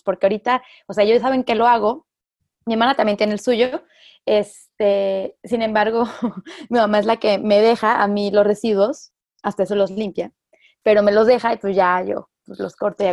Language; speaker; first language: Spanish; native; Spanish